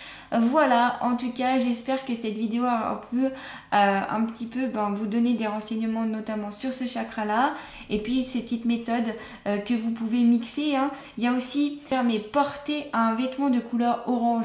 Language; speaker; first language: French; native; French